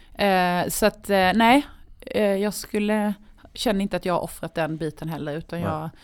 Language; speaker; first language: Swedish; native; Swedish